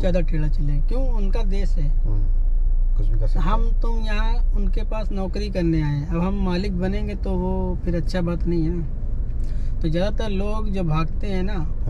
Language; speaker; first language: Hindi; native; Hindi